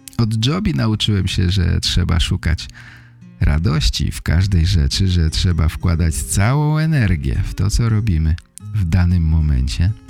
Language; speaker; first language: Polish; native; Polish